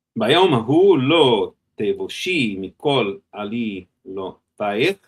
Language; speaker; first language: Hebrew; non-native, fluent; English